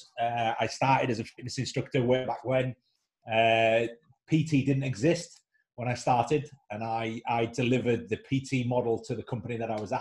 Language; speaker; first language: English; native; English